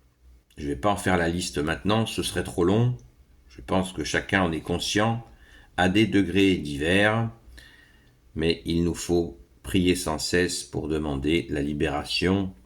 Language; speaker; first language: French; native; French